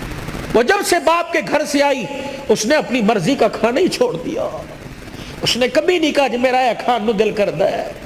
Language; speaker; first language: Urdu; non-native, local second language; Punjabi